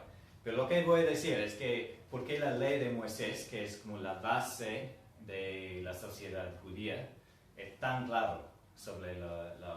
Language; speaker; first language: Spanish; non-native, fluent; English